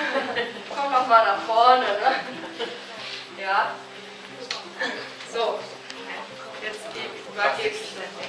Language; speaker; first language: German; native; German